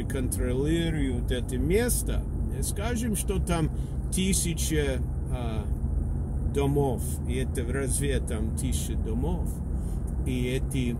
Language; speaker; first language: Russian; non-native, learner; English